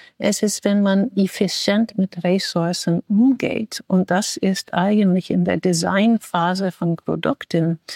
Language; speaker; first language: German; non-native, fluent; English